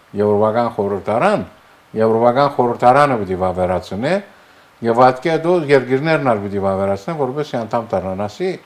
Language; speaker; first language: Armenian; early bilingual, heritage; Armenian